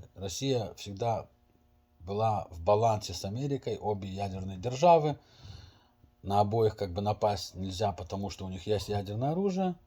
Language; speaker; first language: Russian; native; Russian